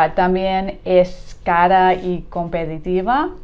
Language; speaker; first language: Spanish; non-native, learner; English